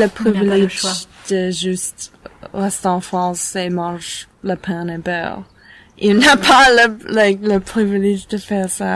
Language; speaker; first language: French; non-native, learner; English